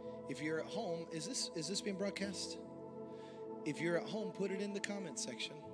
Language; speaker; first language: English; early bilingual, other home language; Spanish